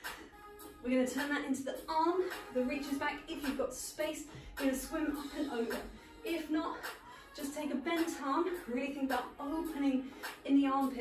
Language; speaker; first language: English; native; English